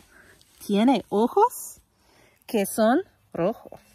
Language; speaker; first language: Spanish; non-native, fluent; English